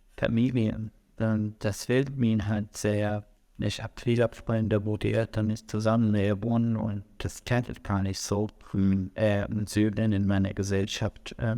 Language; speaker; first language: German; non-native, fluent; Arabic